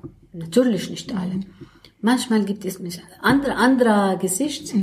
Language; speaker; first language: German; non-native, learner; Arabic